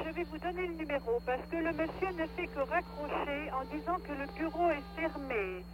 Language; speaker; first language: French; native; French